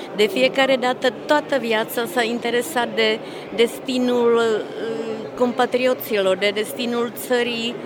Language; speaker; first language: Romanian; non-native, fluent; Czech